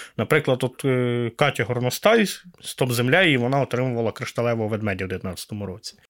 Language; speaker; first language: Ukrainian; native; Ukrainian